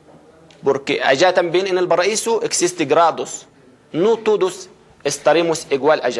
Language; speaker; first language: Spanish; non-native, fluent; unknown